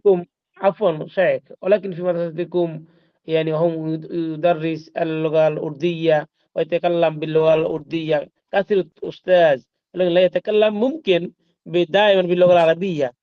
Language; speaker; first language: Arabic; non-native, learner; Bangla